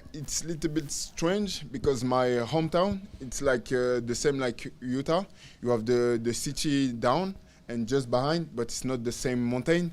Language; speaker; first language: English; non-native, learner; French